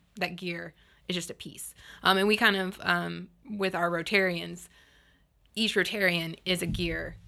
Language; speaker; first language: English; native; English